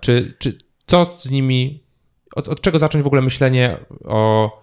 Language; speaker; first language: Polish; native; Polish